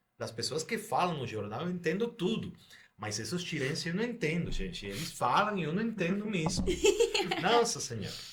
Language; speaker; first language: Portuguese; non-native, fluent; Spanish